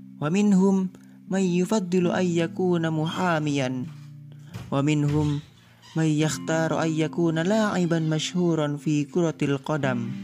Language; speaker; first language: Arabic; non-native, learner; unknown